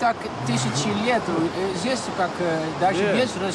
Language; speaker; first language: Russian; non-native, learner; Dutch